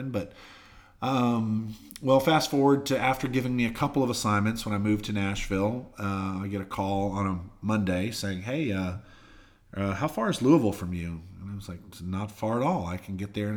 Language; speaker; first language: English; native; English